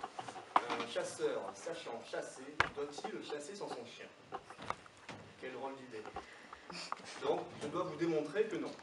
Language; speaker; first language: French; native; French